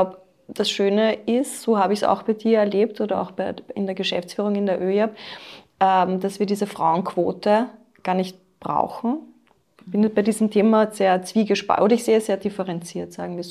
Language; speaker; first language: German; native; German